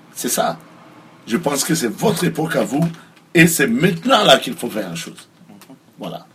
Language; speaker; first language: French; non-native, local second language; Mossi